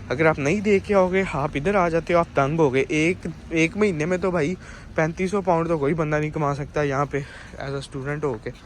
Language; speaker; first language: Urdu; native; Urdu